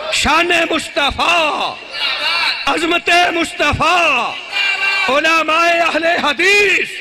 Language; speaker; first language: Urdu; non-native, local second language; Punjabi